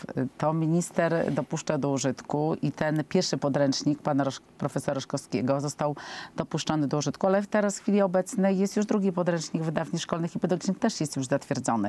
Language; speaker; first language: Polish; native; Polish